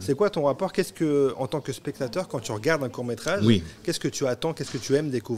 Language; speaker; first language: French; native; French